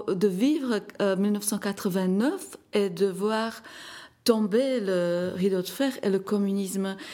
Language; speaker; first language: French; non-native, fluent; Slovak